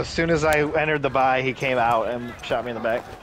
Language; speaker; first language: English; native; English